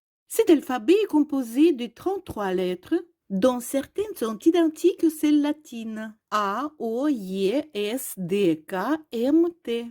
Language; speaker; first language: French; non-native, fluent; Russian